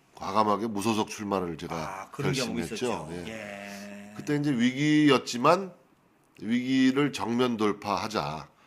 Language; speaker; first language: Korean; native; Korean